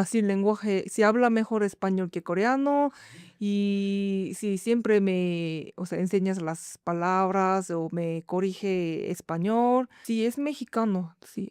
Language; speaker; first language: Spanish; non-native, fluent; Korean